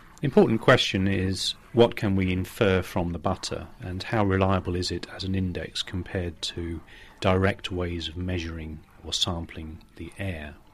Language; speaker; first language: English; native; English